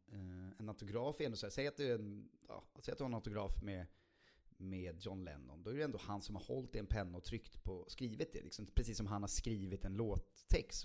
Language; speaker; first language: Swedish; native; Swedish